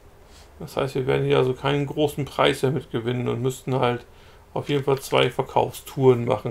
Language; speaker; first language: German; native; German